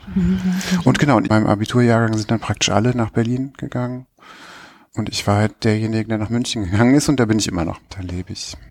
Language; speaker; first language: German; native; German